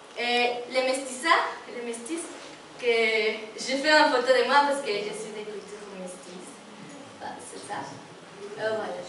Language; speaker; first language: French; non-native, learner; Spanish